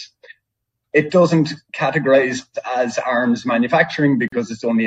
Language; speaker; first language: English; native; English